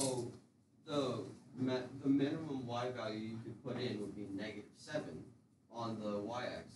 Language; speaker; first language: English; native; English